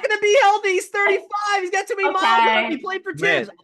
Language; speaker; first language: English; native; English